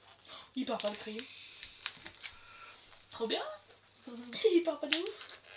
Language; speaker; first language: French; native; French